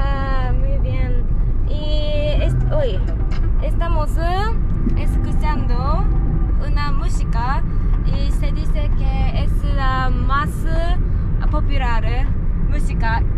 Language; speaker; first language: Spanish; non-native, learner; Japanese